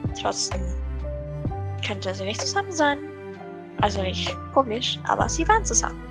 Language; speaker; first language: German; non-native, learner; Spanish